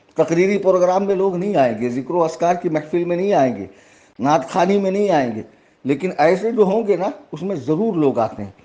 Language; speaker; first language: Urdu; native; Urdu